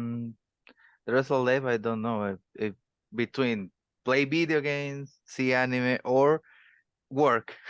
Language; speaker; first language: English; non-native, learner; Spanish